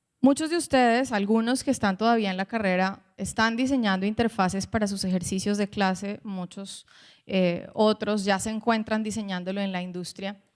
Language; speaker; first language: Spanish; native; Spanish